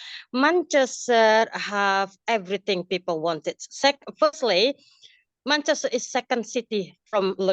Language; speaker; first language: English; non-native, fluent; Indonesian